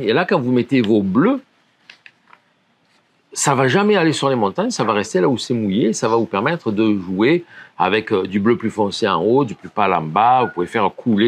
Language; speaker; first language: French; native; French